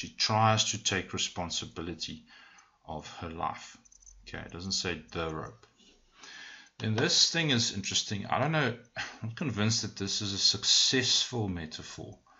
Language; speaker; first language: English; native; English